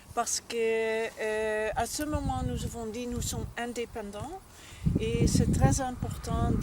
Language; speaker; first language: French; non-native, learner; Dutch